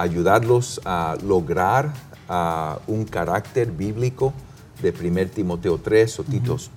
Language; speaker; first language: Spanish; non-native, fluent; English